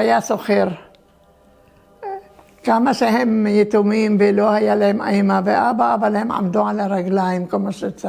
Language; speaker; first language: Hebrew; early bilingual, other home language; Turkish